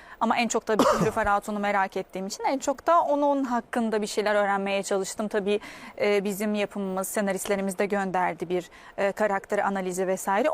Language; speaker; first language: Turkish; non-native, fluent; Arabic